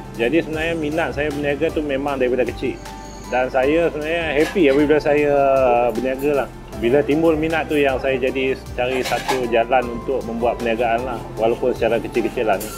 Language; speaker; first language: Malay; native; Malay